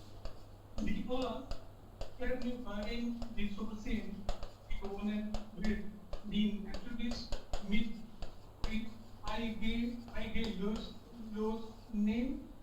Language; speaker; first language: German; non-native, learner; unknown